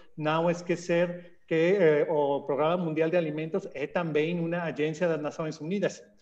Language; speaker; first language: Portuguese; non-native, learner; Spanish